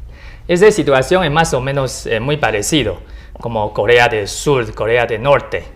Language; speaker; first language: Spanish; non-native, learner; Chinese